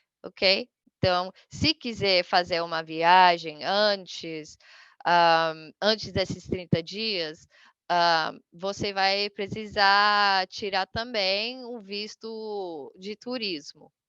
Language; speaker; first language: Portuguese; non-native, fluent; English